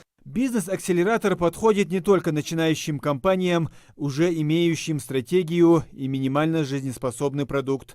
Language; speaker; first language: Russian; native; Russian